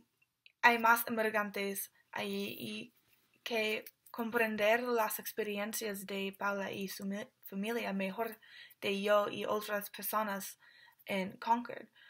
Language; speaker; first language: Spanish; non-native, learner; English